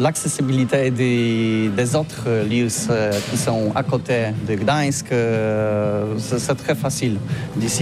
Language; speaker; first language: French; non-native, learner; Polish